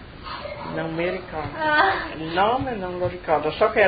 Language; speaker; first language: Italian; native; Italian